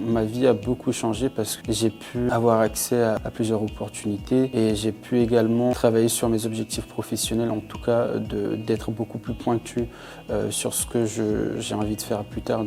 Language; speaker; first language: French; non-native, local second language; Fula